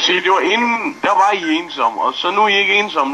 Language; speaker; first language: Danish; native; Danish